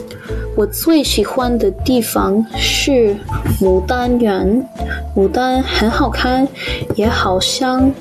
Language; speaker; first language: Chinese; non-native, learner; English